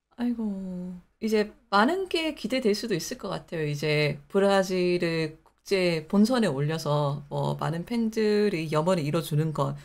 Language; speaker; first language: Korean; native; Korean